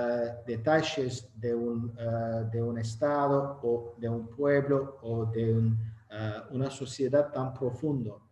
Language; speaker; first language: Spanish; non-native, fluent; Azerbaijani